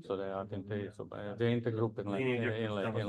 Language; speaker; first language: Swedish; non-native, fluent; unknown